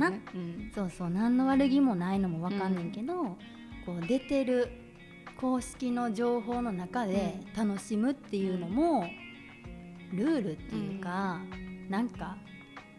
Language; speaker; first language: Japanese; native; Japanese